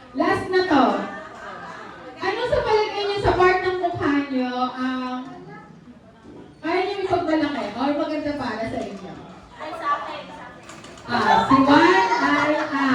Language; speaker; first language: Filipino; native; Filipino